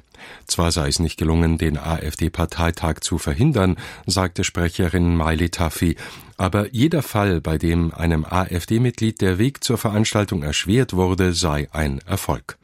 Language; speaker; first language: German; native; German